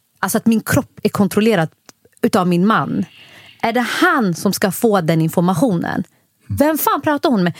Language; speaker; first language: Swedish; early bilingual, other home language; Somali